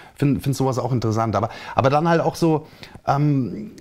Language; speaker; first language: German; native; German